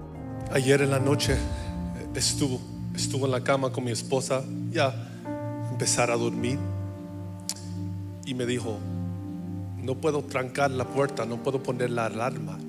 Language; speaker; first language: Spanish; early bilingual, heritage; English